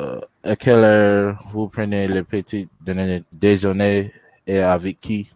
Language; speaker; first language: French; non-native, learner; English